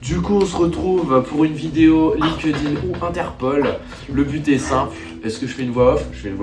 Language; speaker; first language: French; native; French